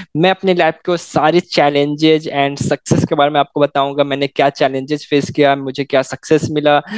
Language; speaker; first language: Hindi; native; Hindi